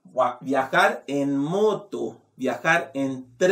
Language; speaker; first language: Spanish; non-native, fluent; Haitian Creole